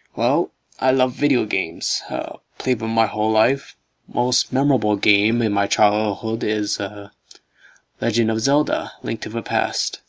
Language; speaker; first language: English; native; English